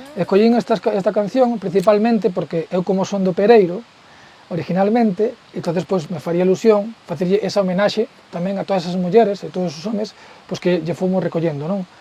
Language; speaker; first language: Galician; early bilingual, heritage; Spanish